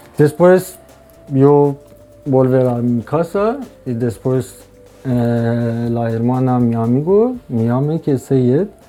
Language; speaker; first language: Spanish; non-native, learner; Persian